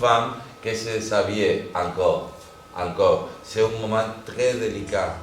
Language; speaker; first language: French; non-native, fluent; Spanish